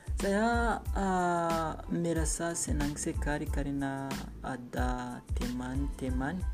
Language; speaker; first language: Indonesian; non-native, learner; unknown